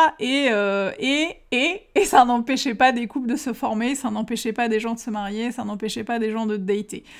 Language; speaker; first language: French; native; French